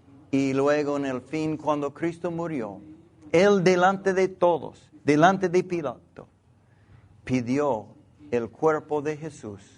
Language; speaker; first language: Spanish; non-native, learner; English